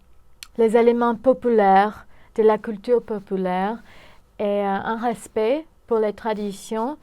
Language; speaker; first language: French; non-native, fluent; English